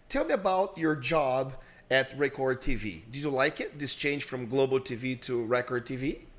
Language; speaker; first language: English; non-native, fluent; Portuguese